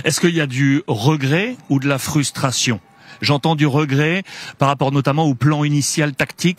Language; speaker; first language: French; native; French